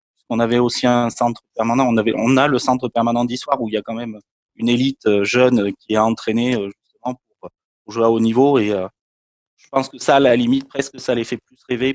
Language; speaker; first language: French; native; French